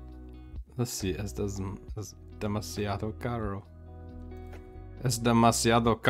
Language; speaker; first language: Spanish; non-native, learner; English